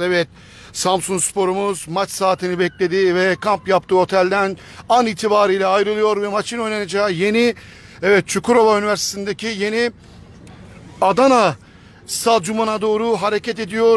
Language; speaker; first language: Turkish; native; Turkish